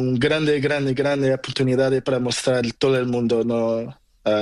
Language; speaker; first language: Spanish; non-native, learner; Portuguese